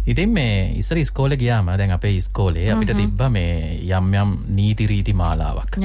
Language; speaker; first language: Sinhala; native; Sinhala